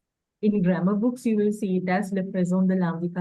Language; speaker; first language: French; non-native, fluent; English